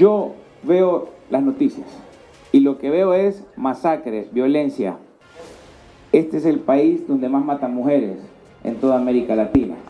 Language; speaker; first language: Spanish; native; Spanish